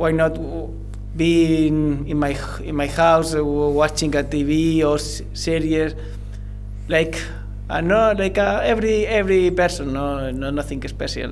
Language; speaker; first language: English; non-native, learner; Spanish